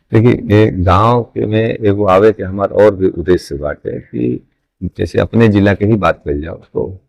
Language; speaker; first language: Bhojpuri; native; Bhojpuri